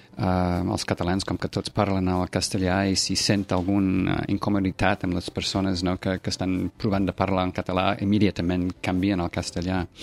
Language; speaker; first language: Catalan; non-native, fluent; English